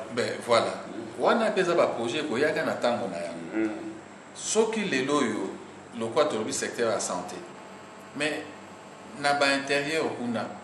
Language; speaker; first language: Lingala; native; Lingala